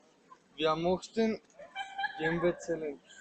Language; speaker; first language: German; non-native, learner; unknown